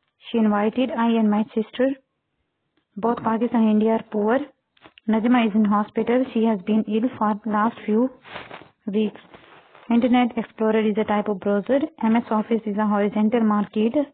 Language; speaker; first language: English; non-native, local second language; Urdu